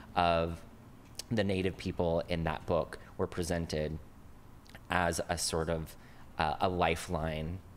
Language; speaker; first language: English; native; English